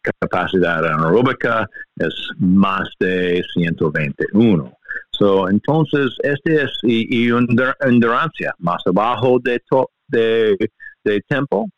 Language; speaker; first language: Spanish; non-native, learner; English